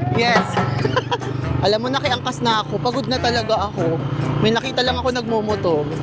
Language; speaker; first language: Filipino; native; Filipino